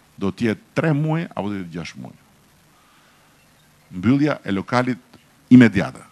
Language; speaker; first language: Albanian; native; Albanian